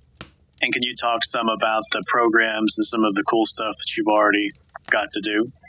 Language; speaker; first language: English; native; English